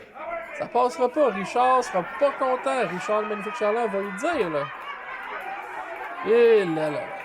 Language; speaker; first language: French; native; French